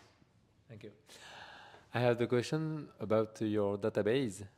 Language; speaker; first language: English; non-native, learner; French